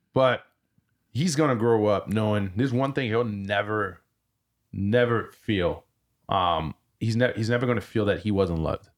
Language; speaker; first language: English; early bilingual, other home language; French